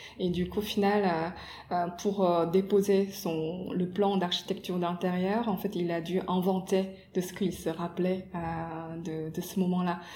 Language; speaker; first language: French; non-native, fluent; Korean